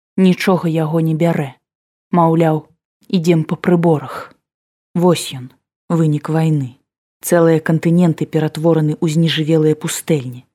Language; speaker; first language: Belarusian; native; Belarusian